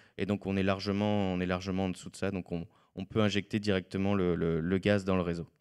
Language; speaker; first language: French; native; French